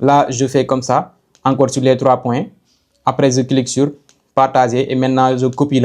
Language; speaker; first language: French; non-native, local second language; Wolof